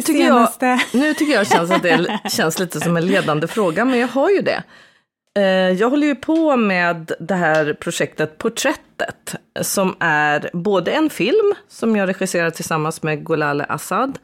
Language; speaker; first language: Swedish; native; Swedish